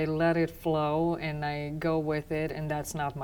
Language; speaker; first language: English; non-native, fluent; Romanian